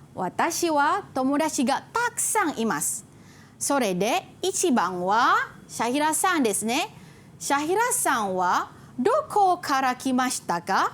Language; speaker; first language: Japanese; non-native, fluent; Malay